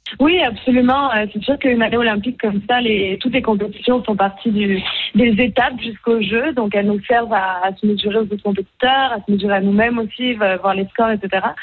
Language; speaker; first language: French; native; French